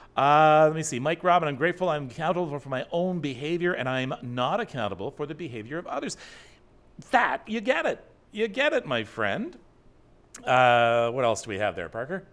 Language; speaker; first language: English; native; English